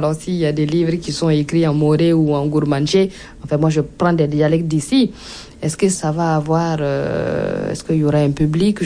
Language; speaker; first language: French; non-native, local second language; Mossi